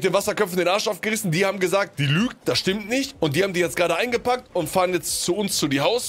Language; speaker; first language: German; native; German